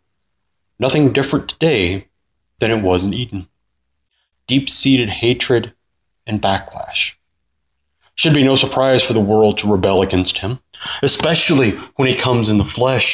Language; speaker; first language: English; native; English